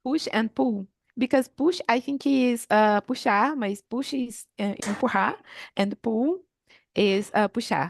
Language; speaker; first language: English; non-native, learner; Portuguese